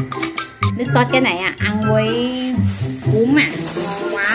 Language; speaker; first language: Vietnamese; non-native, learner; Thai